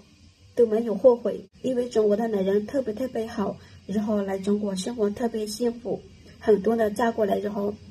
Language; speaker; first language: Chinese; non-native, fluent; Lao